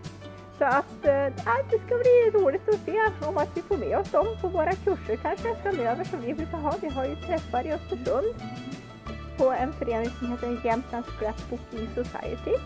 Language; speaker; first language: Swedish; native; Swedish